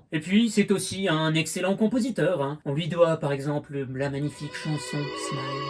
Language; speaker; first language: French; native; French